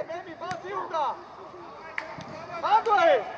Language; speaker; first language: Georgian; native; Georgian